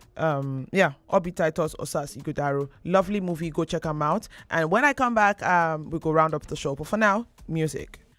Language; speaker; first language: Nigerian Pidgin; native; Nigerian Pidgin